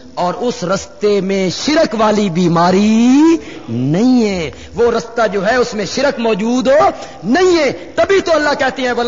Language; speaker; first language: Urdu; non-native, local second language; Punjabi